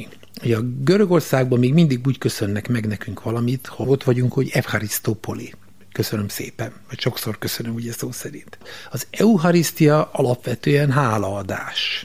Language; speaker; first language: Hungarian; native; Hungarian